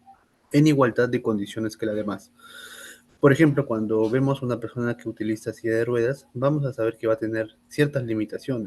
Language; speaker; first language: Spanish; native; Spanish